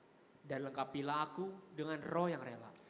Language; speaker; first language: Indonesian; native; Indonesian